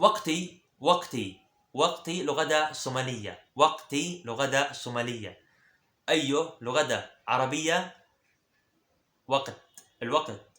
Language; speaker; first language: Arabic; early bilingual, other home language; Somali